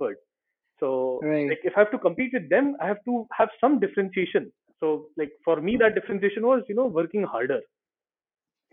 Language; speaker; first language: English; non-native, local second language; Marathi